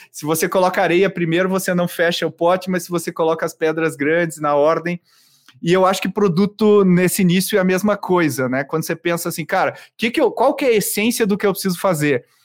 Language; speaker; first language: Portuguese; native; Portuguese